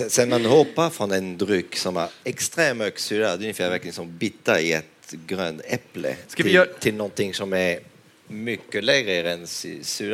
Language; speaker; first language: Swedish; non-native, fluent; French